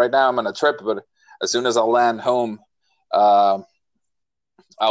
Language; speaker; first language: English; non-native, fluent; Spanish